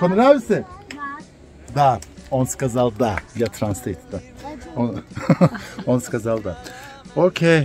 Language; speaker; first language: Russian; non-native, learner; Turkish